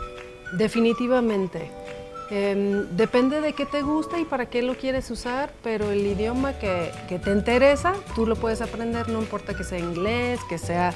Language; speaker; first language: Spanish; non-native, fluent; English